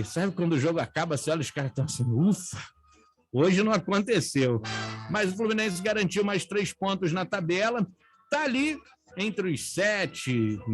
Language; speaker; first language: Portuguese; native; Portuguese